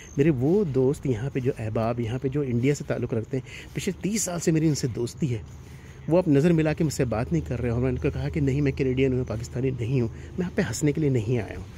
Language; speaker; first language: Hindi; native; Hindi